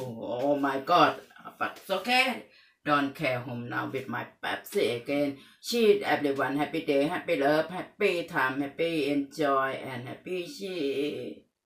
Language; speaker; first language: English; non-native, learner; Thai